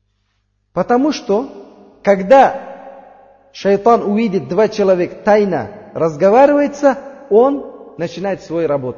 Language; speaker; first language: Russian; non-native, learner; Uzbek